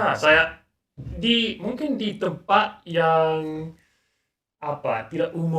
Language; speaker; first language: Indonesian; non-native, learner; English